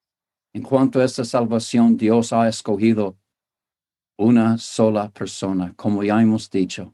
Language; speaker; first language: Spanish; non-native, fluent; English